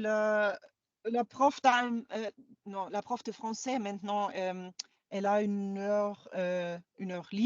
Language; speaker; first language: French; non-native, fluent; German